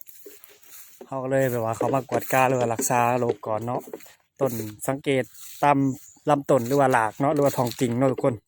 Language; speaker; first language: Thai; non-native, local second language; Lao